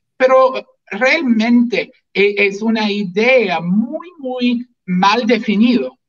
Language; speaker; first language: Spanish; non-native, fluent; English